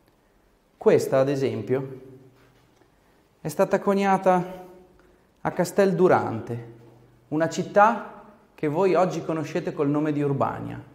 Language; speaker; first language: Italian; native; Italian